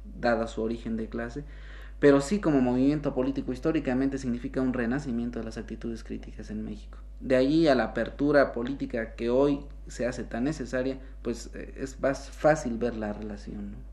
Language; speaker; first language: Spanish; native; Spanish